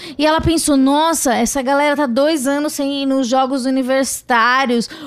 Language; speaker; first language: Portuguese; native; Portuguese